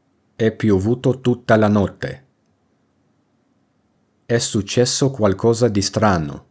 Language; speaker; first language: Italian; non-native, fluent; English